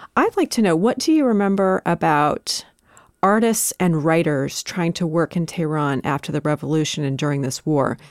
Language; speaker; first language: English; native; English